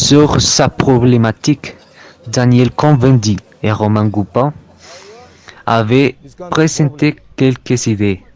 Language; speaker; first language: French; non-native, learner; Spanish